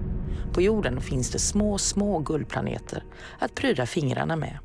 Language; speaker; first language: Swedish; native; Swedish